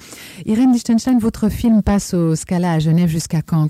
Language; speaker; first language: French; native; French